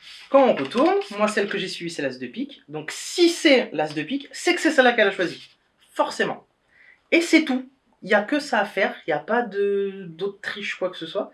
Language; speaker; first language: French; native; French